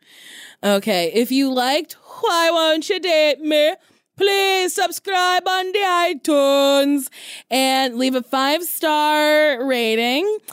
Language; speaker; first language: English; early bilingual, other home language; Korean